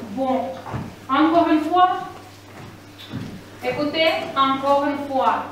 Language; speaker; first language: French; non-native, fluent; Russian